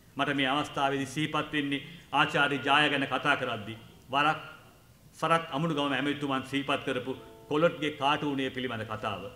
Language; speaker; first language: Sinhala; non-native, local second language; Tamil